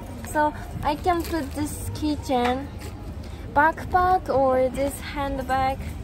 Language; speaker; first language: English; non-native, fluent; Japanese